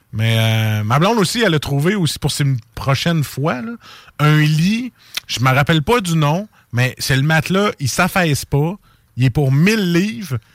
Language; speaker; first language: French; native; French